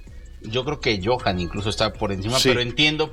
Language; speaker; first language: Spanish; native; Spanish